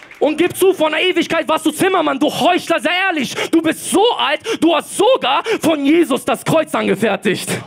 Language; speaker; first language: German; early bilingual, other home language; Polish